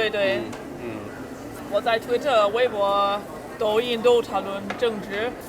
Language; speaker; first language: Chinese; non-native, fluent; German